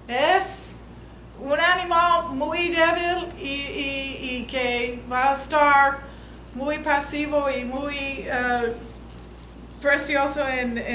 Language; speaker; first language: Spanish; non-native, learner; English